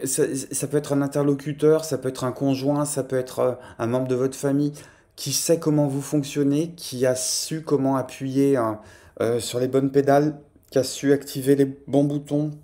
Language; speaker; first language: French; native; French